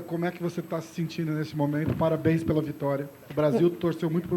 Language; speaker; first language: Portuguese; native; Portuguese